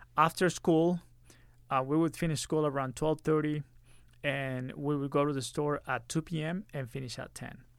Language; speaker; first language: English; early bilingual, other home language; Spanish